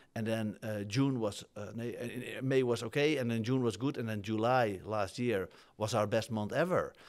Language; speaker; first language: English; non-native, fluent; Dutch